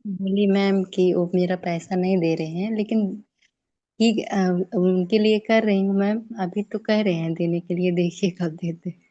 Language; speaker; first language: Hindi; native; Hindi